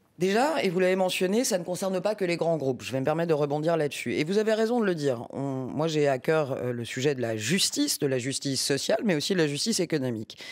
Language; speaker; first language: French; native; French